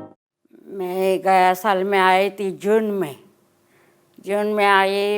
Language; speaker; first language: Hindi; non-native, local second language; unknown